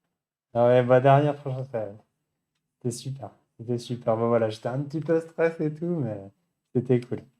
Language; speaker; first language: French; native; French